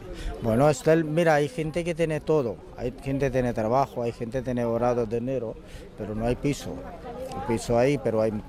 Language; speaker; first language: Spanish; non-native, learner; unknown